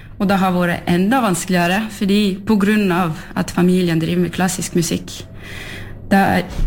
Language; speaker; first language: Norwegian; early bilingual, heritage; French